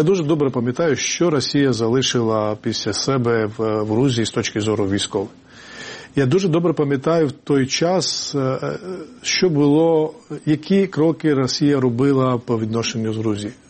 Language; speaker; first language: Ukrainian; non-native, fluent; Georgian